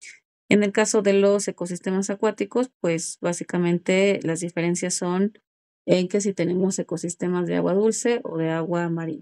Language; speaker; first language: Spanish; native; Spanish